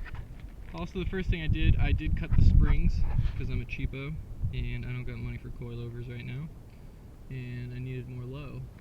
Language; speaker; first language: English; native; English